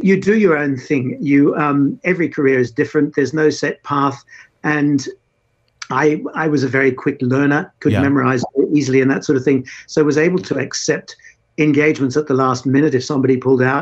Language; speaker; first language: English; native; English